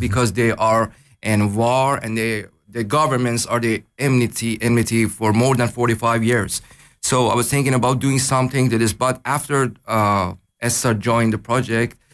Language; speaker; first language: English; non-native, learner; Persian